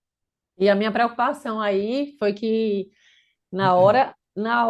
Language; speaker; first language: Portuguese; native; Portuguese